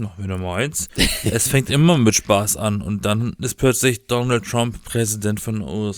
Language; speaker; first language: German; native; German